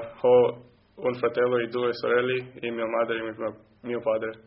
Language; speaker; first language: Italian; non-native, learner; English